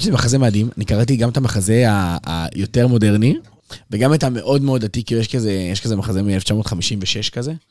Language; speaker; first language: Hebrew; native; Hebrew